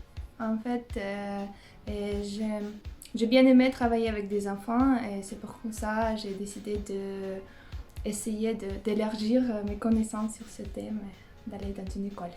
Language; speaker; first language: French; non-native, fluent; Russian